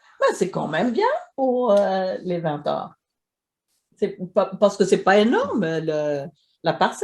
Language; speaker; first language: French; non-native, fluent; Swedish